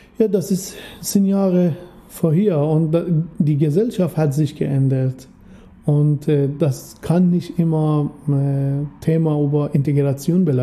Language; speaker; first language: German; non-native, fluent; Persian